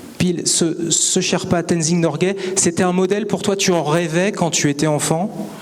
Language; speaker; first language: French; native; French